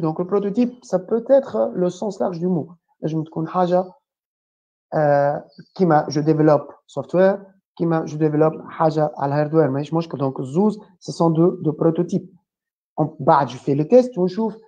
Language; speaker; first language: French; non-native, local second language; Arabic